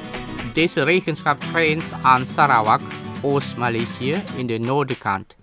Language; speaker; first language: Dutch; non-native, learner; Indonesian